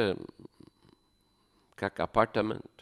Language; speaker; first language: Russian; non-native, learner; English